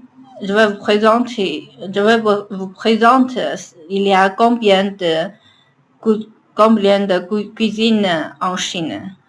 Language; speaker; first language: French; non-native, learner; Chinese